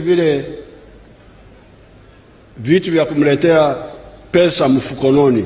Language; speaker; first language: Swahili; non-native, local second language; Nyankole